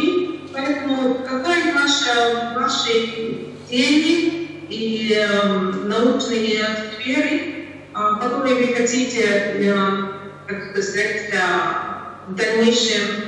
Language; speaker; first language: Russian; non-native, learner; Latvian